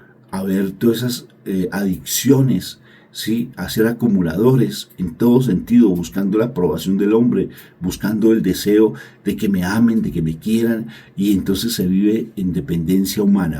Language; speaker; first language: Spanish; native; Spanish